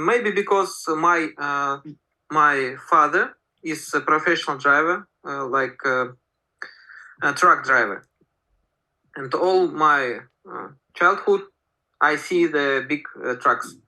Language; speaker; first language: English; non-native, learner; Russian